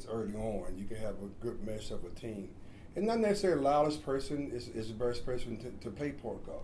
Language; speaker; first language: English; native; English